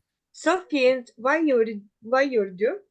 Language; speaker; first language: Norwegian; non-native, learner; Lithuanian